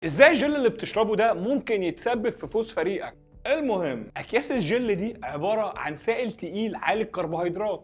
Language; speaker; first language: Arabic; native; Arabic